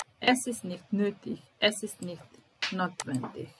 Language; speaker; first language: German; non-native, fluent; Serbian